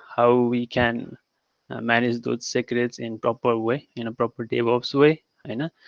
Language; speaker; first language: English; non-native, local second language; Nepali